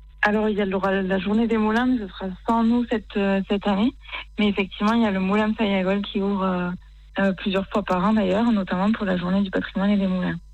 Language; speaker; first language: French; native; French